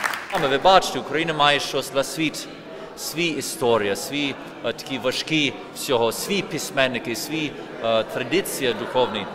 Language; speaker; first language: Ukrainian; early bilingual, heritage; Ukrainian